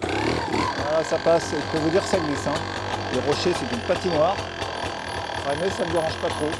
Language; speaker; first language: French; native; French